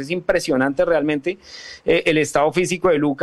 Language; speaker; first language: Spanish; native; Spanish